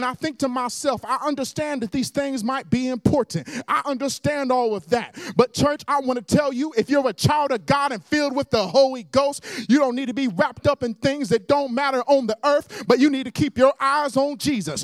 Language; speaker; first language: English; native; English